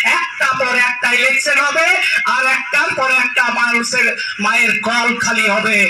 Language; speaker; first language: Bangla; non-native, local second language; Santali